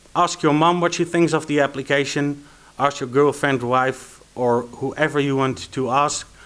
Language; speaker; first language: English; non-native, fluent; Dutch